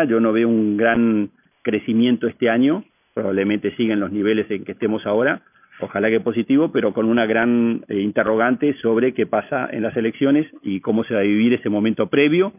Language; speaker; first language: Spanish; native; Spanish